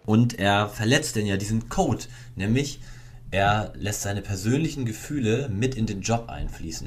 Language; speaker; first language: German; native; German